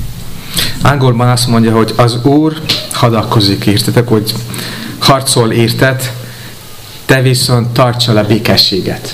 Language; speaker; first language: Hungarian; non-native, fluent; English